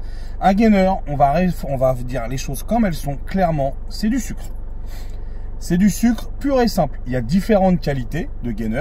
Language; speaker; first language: French; native; French